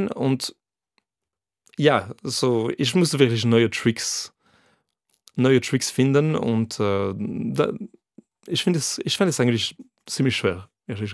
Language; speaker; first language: German; non-native, fluent; French